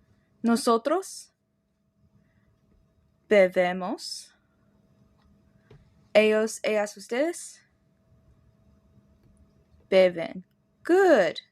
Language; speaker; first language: Spanish; non-native, fluent; English